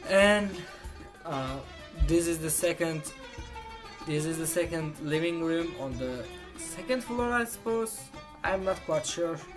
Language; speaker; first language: English; non-native, fluent; Turkish